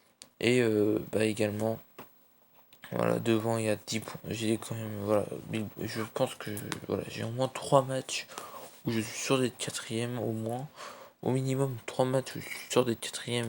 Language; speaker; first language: French; native; French